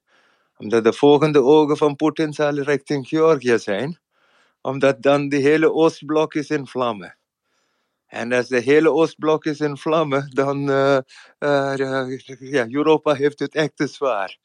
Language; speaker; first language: Dutch; non-native, fluent; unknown